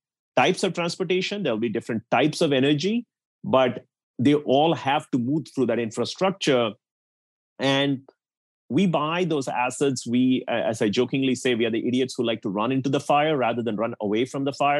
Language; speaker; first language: English; non-native, local second language; Tamil